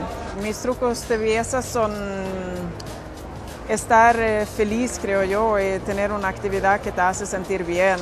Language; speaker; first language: Spanish; non-native, fluent; Swedish